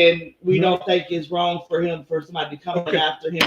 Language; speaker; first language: English; native; English